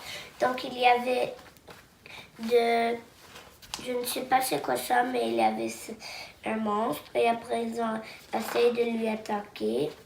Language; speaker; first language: French; non-native, local second language; English